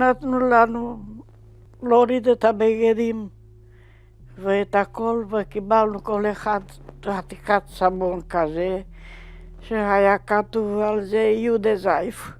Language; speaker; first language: Hebrew; non-native, fluent; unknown